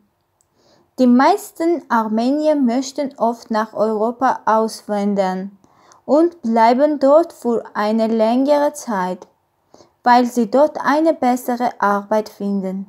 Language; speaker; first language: German; non-native, learner; Armenian